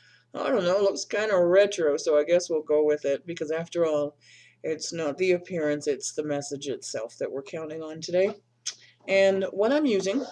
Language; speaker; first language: English; native; English